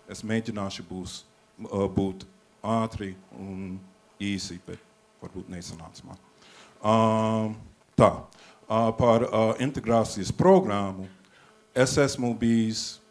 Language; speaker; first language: Latvian; non-native, fluent; English